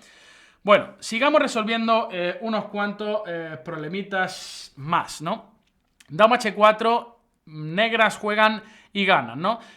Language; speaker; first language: Spanish; native; Spanish